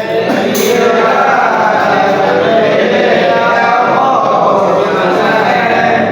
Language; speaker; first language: Japanese; non-native, learner; Indonesian